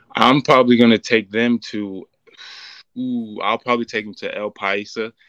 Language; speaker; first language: English; native; English